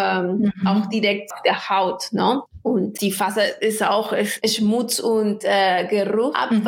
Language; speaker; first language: German; non-native, fluent; Spanish